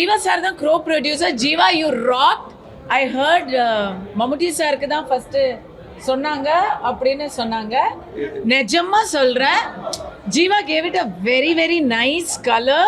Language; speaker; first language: Tamil; native; Tamil